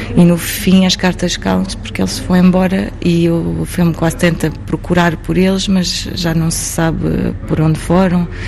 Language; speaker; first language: Portuguese; early bilingual, heritage; Portuguese